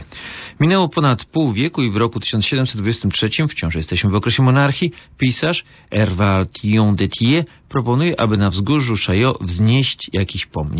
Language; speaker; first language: Polish; native; Polish